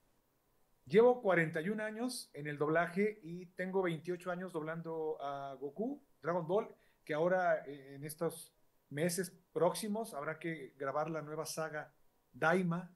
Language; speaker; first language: Spanish; native; Spanish